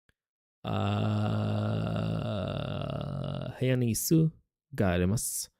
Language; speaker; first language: Japanese; non-native, learner; English